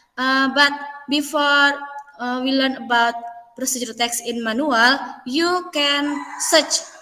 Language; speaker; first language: English; non-native, fluent; Indonesian